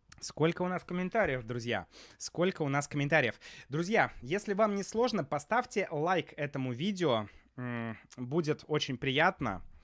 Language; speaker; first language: Russian; native; Russian